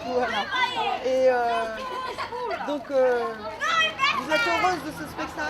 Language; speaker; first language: French; native; French